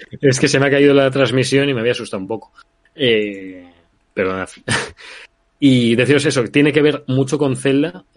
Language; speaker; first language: Spanish; native; Spanish